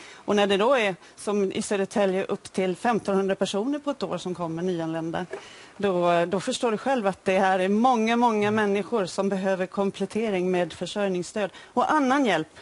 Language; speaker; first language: Swedish; native; Swedish